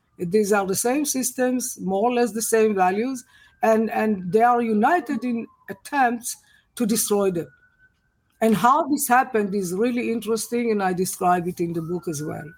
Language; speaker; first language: English; non-native, fluent; Hebrew